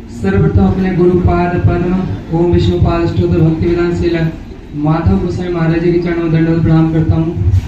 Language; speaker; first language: Hindi; native; Hindi